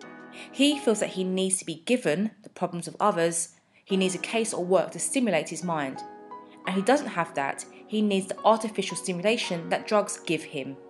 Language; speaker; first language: English; native; English